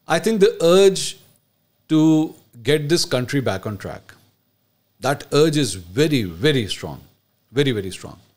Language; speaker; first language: English; non-native, local second language; Urdu